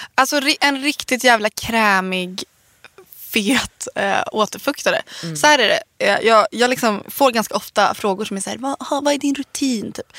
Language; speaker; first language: Swedish; native; Swedish